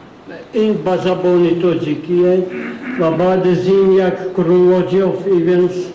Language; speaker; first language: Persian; non-native, fluent; Czech